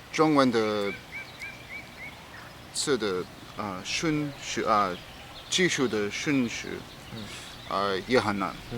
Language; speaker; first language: Chinese; non-native, learner; English